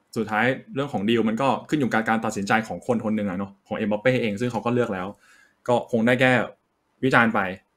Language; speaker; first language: Thai; native; Thai